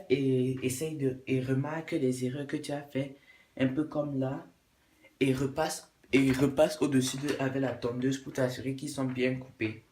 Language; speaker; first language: French; non-native, local second language; English